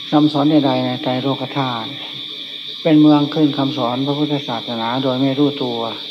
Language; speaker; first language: Thai; native; Thai